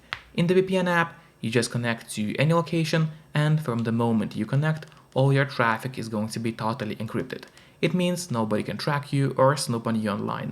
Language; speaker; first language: English; non-native, fluent; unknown